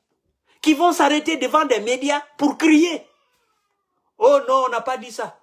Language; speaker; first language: French; non-native, local second language; Mandingo